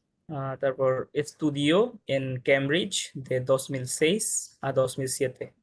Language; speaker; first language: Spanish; non-native, fluent; Bangla